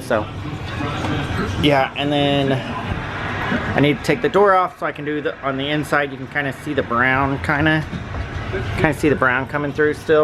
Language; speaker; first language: English; native; English